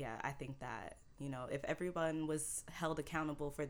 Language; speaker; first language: English; early bilingual, other home language; Haitian Creole